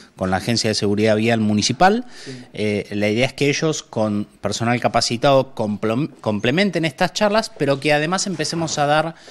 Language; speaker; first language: Spanish; native; Spanish